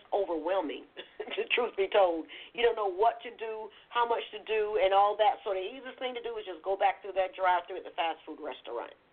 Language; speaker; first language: English; native; English